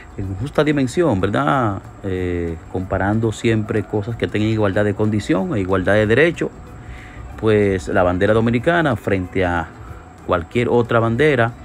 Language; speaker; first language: Spanish; native; Spanish